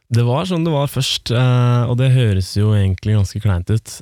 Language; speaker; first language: Norwegian; native; Norwegian